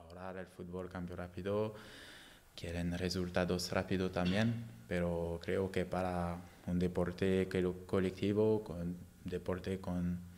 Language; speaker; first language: Spanish; non-native, fluent; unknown